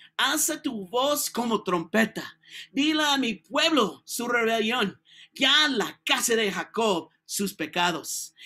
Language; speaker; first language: Spanish; non-native, learner; English